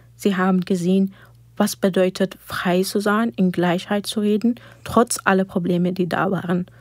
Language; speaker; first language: German; non-native, fluent; Persian